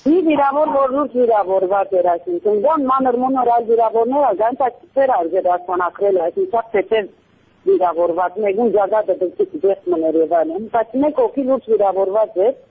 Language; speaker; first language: Armenian; early bilingual, heritage; Armenian